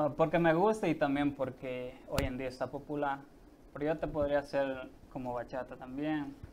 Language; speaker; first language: Spanish; native; Spanish